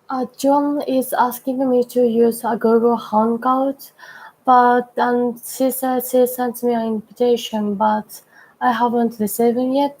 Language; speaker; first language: English; non-native, learner; Japanese